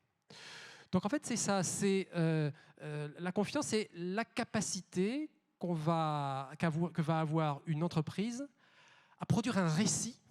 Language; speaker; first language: French; native; French